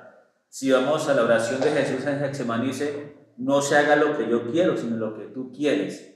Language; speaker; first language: Spanish; native; Spanish